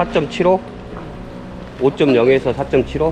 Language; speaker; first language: Korean; native; Korean